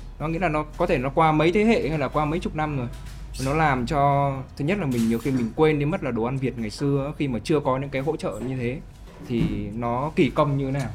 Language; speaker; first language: Vietnamese; native; Vietnamese